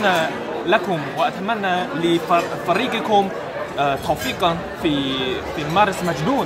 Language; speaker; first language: Arabic; non-native, learner; Chinese